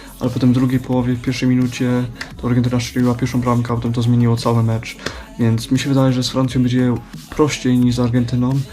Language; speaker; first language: Polish; early bilingual, heritage; Polish